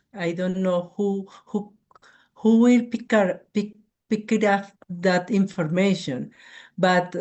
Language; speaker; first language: English; non-native, learner; Spanish